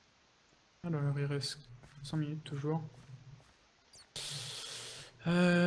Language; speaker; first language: French; native; French